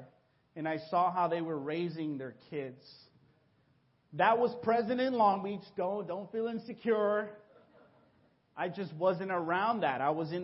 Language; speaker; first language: English; early bilingual, other home language; Spanish